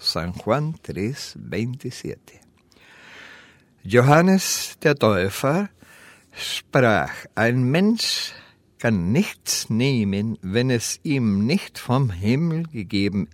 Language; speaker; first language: German; early bilingual, heritage; Spanish